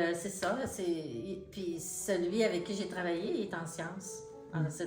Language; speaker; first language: French; native; French